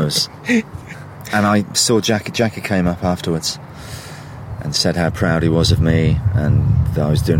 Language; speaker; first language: English; native; English